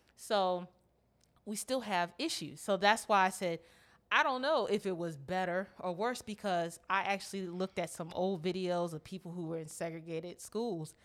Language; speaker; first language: English; native; English